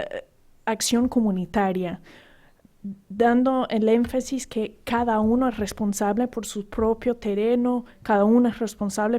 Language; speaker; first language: Spanish; non-native, fluent; English